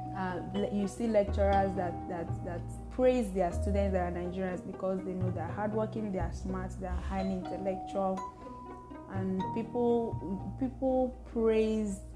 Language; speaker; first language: English; non-native, local second language; Igbo